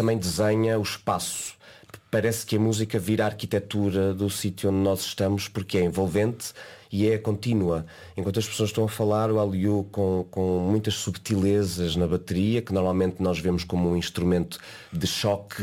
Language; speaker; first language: Portuguese; native; Portuguese